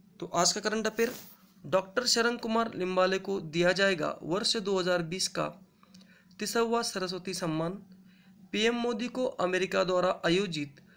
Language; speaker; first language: Hindi; non-native, local second language; Marathi